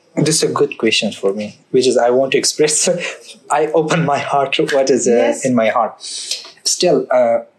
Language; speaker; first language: English; non-native, learner; Persian